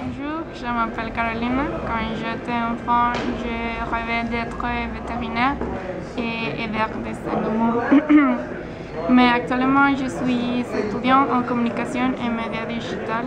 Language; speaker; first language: French; non-native, learner; Spanish